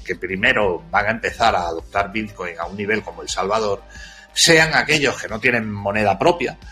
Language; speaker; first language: Spanish; native; Spanish